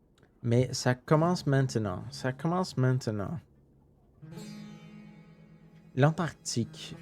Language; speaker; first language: French; non-native, local second language; English